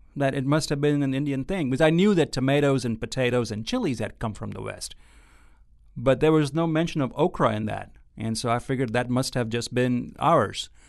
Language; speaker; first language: English; non-native, local second language; Gujarati